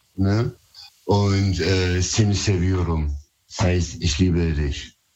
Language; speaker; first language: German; early bilingual, other home language; Turkish